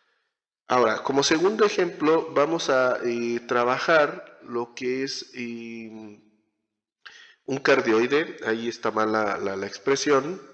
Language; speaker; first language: Spanish; native; Spanish